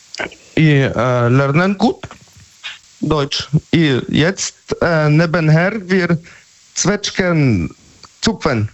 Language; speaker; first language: German; non-native, learner; Polish